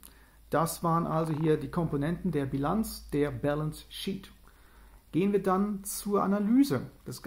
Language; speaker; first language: German; native; German